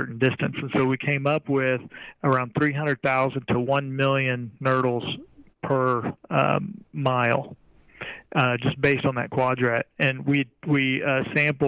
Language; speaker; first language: English; native; English